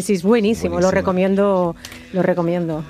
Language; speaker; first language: Spanish; native; Spanish